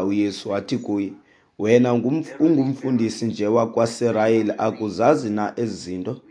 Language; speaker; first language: Xhosa; non-native, local second language; Zulu